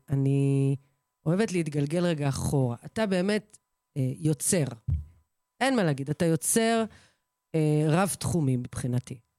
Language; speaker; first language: Hebrew; early bilingual, other home language; Russian